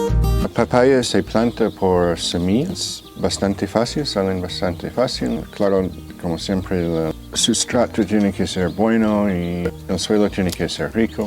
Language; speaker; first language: Spanish; non-native, fluent; English